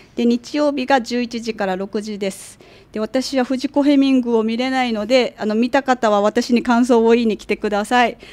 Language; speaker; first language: Japanese; native; Japanese